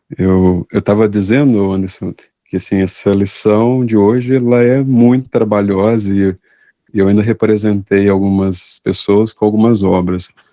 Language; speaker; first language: Portuguese; native; Portuguese